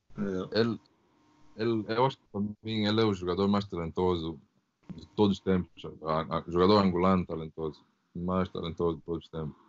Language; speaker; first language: Portuguese; early bilingual, heritage; Portuguese